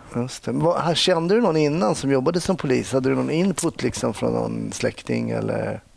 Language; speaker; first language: Swedish; native; Swedish